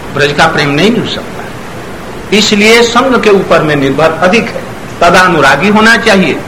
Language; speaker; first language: Hindi; non-native, local second language; Bangla